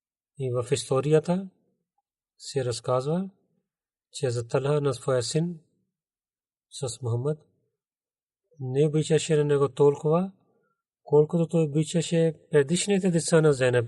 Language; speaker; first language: Bulgarian; non-native, learner; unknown